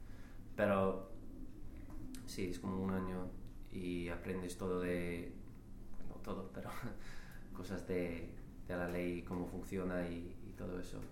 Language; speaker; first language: Spanish; non-native, learner; English